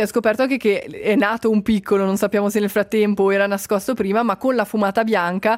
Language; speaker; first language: Italian; native; Italian